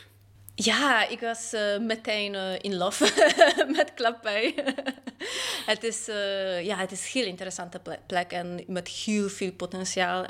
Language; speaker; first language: Dutch; non-native, fluent; Polish